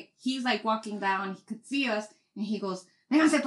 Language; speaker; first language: English; native; English